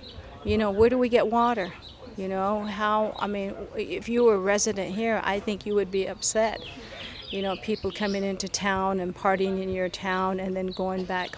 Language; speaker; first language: English; native; English